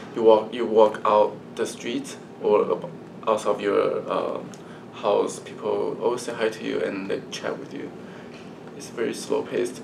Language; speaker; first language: English; early bilingual, other home language; Chinese